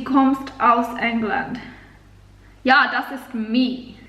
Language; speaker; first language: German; non-native, learner; English